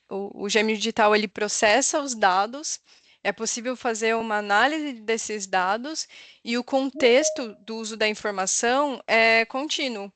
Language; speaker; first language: Portuguese; native; Portuguese